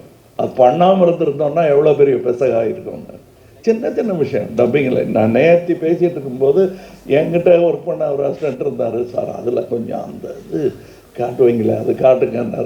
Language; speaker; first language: Tamil; native; Tamil